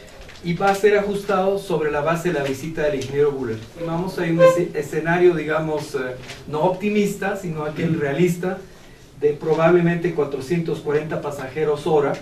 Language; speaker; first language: Spanish; native; Spanish